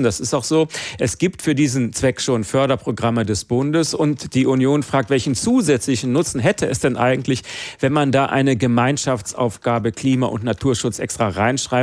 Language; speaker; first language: German; native; German